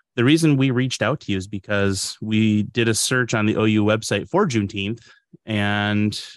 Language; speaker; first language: English; native; English